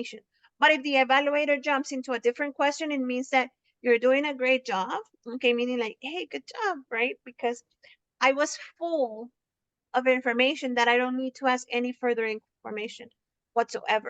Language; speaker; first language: English; non-native, fluent; Spanish